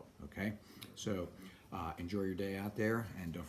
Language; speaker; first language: English; native; English